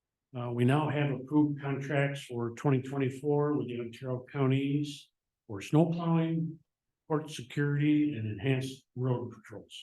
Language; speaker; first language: English; native; English